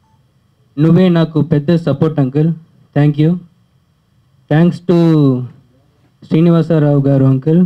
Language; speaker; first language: Telugu; early bilingual, heritage; Telugu